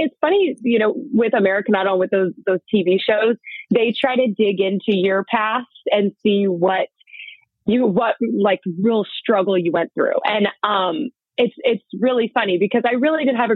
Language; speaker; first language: English; native; English